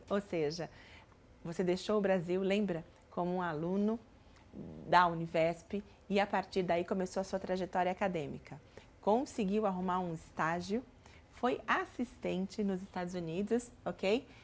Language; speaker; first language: Portuguese; native; Portuguese